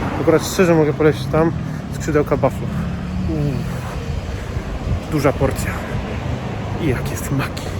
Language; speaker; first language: Polish; native; Polish